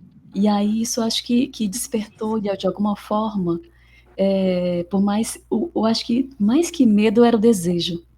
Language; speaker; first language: Portuguese; native; Portuguese